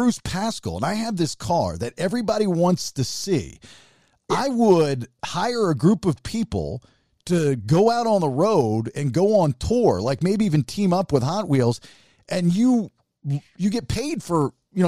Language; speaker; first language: English; native; English